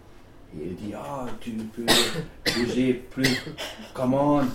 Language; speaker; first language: French; non-native, learner; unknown